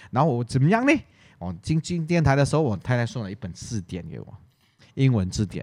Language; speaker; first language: Chinese; non-native, local second language; Cantonese